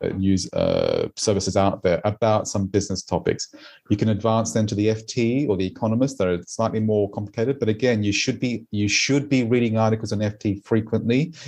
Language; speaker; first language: English; native; English